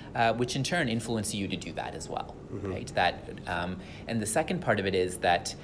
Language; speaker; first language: English; non-native, local second language; Tamil